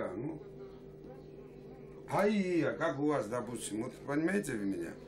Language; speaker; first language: Russian; non-native, local second language; Georgian